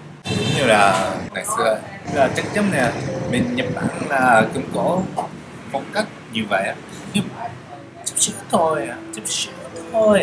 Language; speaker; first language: Vietnamese; non-native, fluent; Japanese